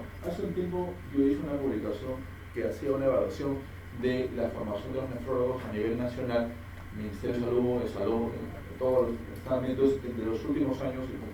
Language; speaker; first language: Spanish; native; Spanish